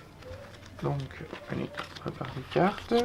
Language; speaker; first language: French; native; French